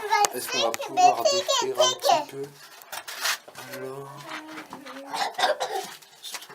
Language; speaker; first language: French; native; French